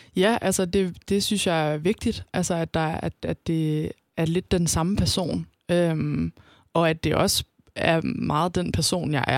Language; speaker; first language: Danish; native; Danish